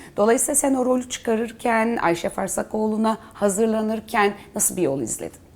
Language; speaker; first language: Turkish; native; Turkish